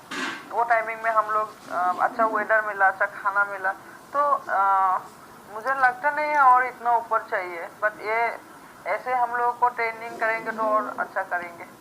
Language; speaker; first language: Hindi; non-native, local second language; Assamese